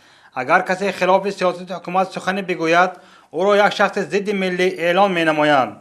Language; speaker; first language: Persian; native; Persian